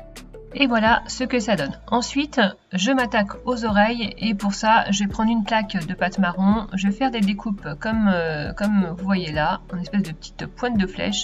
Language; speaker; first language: French; native; French